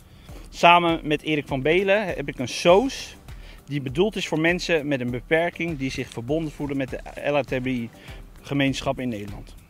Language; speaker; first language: Dutch; native; Dutch